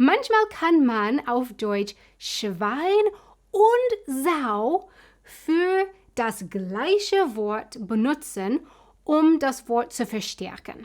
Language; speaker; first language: German; non-native, fluent; English